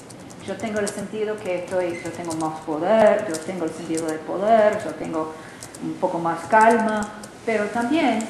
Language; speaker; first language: Spanish; non-native, learner; English